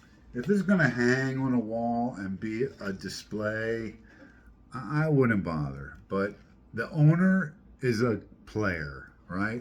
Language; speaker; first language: English; native; English